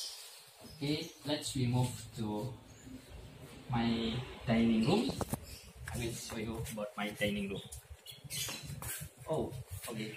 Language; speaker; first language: English; non-native, learner; Indonesian